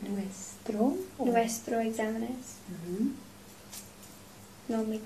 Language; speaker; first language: Spanish; non-native, learner; English